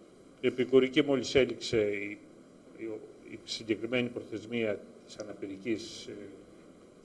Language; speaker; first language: Greek; native; Greek